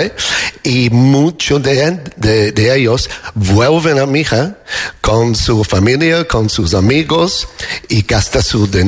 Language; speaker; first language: Spanish; non-native, learner; English